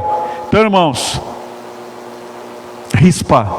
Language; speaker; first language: Portuguese; native; Portuguese